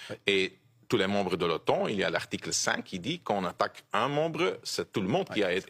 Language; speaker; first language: French; non-native, local second language; Dutch